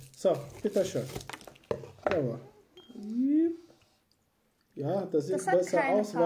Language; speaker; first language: German; non-native, learner; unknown